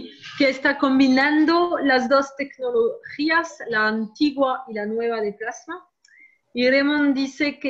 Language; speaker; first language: Spanish; non-native, learner; French